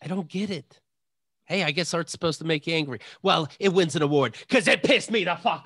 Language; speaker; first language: English; native; English